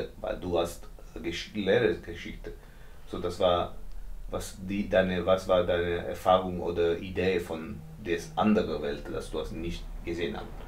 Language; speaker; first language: German; non-native, learner; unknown